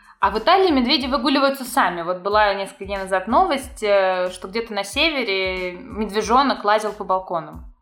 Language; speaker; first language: Russian; native; Russian